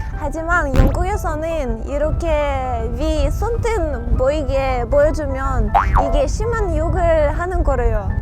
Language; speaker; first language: Korean; non-native, fluent; Russian